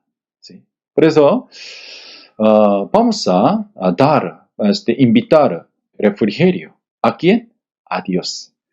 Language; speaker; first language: Spanish; non-native, fluent; Korean